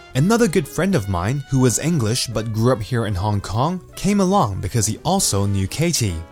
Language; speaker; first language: English; non-native, local second language; Cantonese